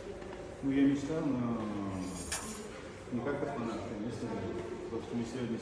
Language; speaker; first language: Russian; native; Russian